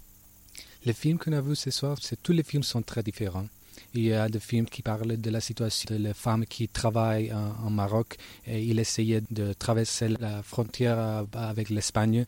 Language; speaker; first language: French; non-native, learner; Spanish